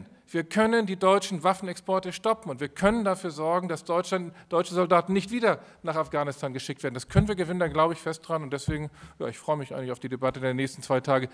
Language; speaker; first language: German; native; German